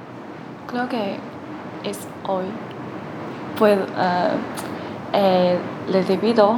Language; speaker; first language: Spanish; non-native, learner; Chinese